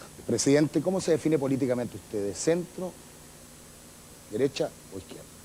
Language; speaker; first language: Spanish; native; Spanish